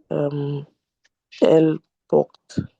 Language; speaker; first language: French; non-native, learner; English